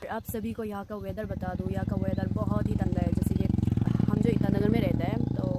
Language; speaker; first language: Hindi; non-native, local second language; Nyishi